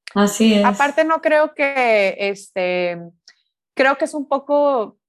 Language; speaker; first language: Spanish; native; Spanish